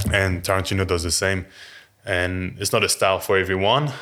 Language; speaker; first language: English; non-native, fluent; French